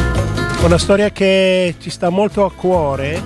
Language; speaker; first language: Italian; native; Italian